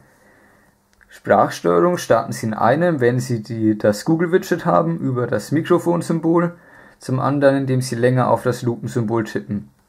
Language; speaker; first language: German; native; German